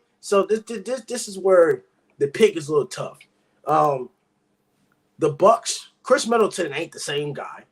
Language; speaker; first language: English; native; English